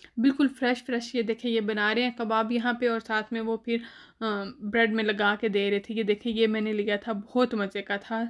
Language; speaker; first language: Urdu; native; Urdu